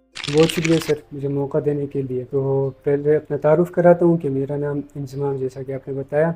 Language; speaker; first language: Urdu; non-native, local second language; Khowar